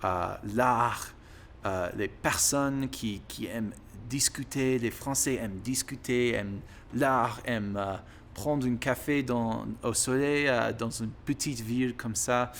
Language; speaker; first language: French; non-native, learner; English